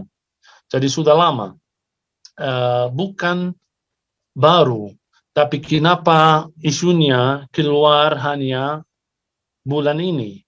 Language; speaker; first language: Indonesian; non-native, fluent; Arabic